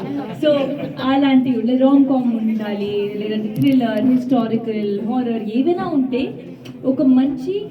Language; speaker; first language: Telugu; non-native, local second language; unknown